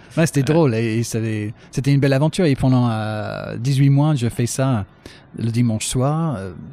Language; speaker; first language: French; non-native, fluent; English